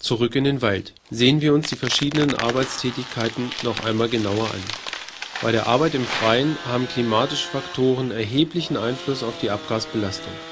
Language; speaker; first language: German; native; German